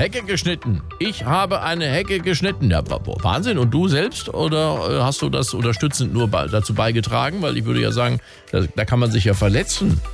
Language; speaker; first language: German; native; German